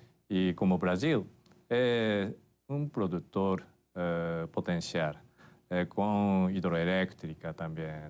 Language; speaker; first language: Portuguese; non-native, fluent; Japanese